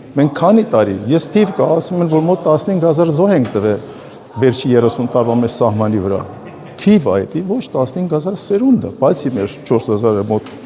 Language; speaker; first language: Armenian; early bilingual, heritage; Armenian